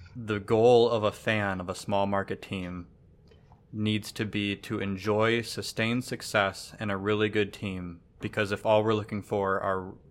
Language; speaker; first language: English; native; English